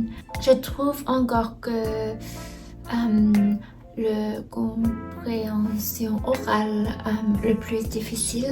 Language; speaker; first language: French; non-native, learner; Chinese